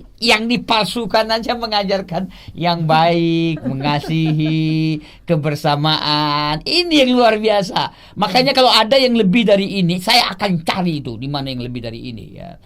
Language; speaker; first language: Indonesian; non-native, local second language; Achinese